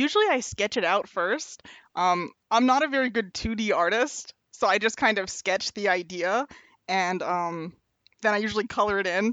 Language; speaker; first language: English; native; English